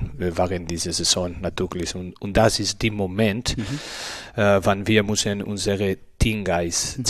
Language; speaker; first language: German; non-native, learner; Spanish